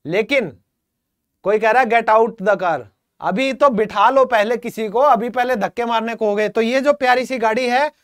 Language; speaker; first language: Hindi; native; Hindi